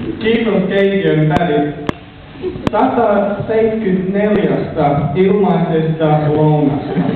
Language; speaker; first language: Finnish; non-native, learner; English